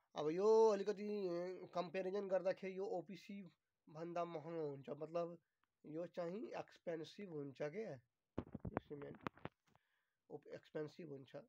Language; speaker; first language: Nepali; native; Nepali